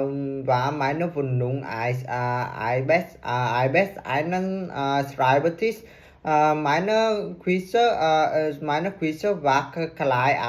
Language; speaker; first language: German; non-native, learner; Vietnamese